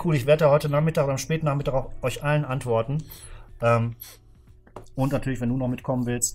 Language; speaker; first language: German; native; German